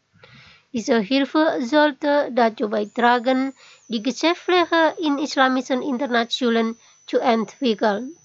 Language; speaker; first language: German; non-native, fluent; Indonesian